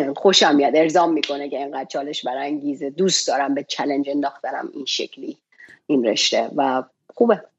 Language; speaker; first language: Persian; native; Persian